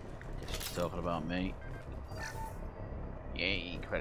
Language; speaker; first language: English; native; English